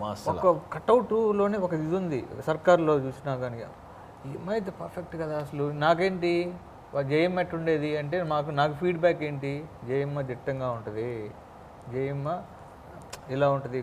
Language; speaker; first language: Telugu; native; Telugu